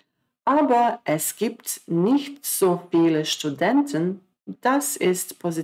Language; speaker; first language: German; non-native, fluent; Croatian